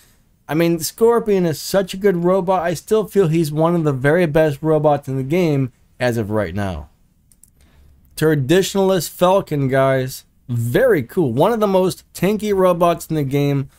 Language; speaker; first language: English; native; English